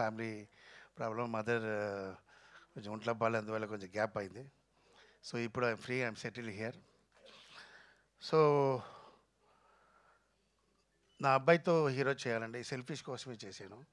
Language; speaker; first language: Telugu; non-native, fluent; Tamil